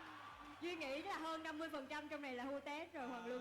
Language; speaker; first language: Vietnamese; native; Vietnamese